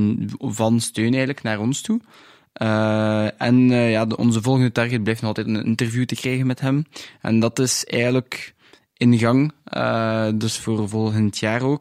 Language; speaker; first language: Dutch; non-native, local second language; French